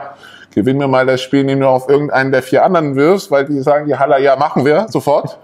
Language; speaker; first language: German; native; German